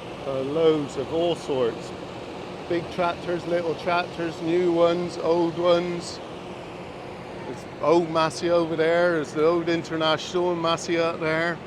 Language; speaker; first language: English; native; English